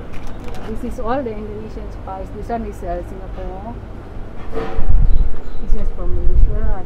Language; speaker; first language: English; non-native, learner; Indonesian